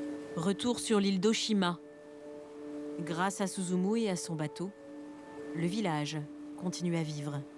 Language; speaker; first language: French; native; French